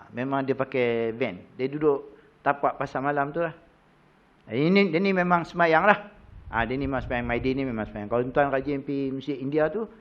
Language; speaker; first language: Malay; native; Malay